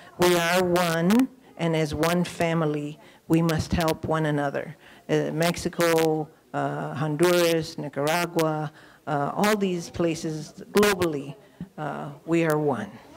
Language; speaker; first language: English; early bilingual, other home language; Spanish